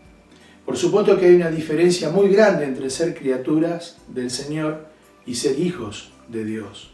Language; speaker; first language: Spanish; native; Spanish